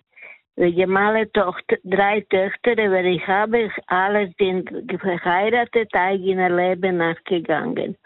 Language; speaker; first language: German; non-native, learner; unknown